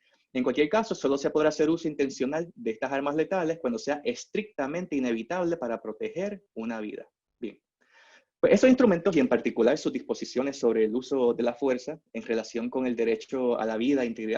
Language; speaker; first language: Spanish; native; Spanish